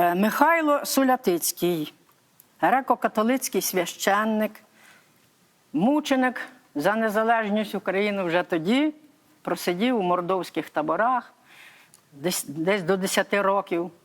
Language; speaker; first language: Ukrainian; native; Ukrainian